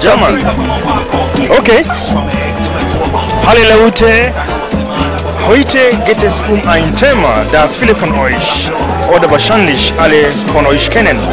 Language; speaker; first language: German; non-native, learner; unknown